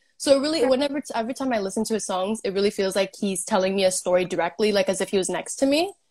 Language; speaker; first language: English; native; English